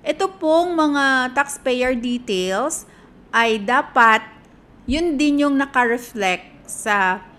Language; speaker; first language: Filipino; native; Filipino